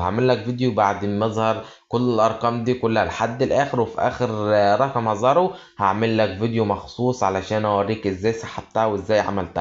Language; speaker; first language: Arabic; native; Arabic